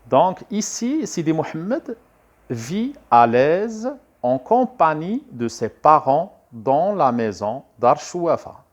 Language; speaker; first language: French; non-native, local second language; Arabic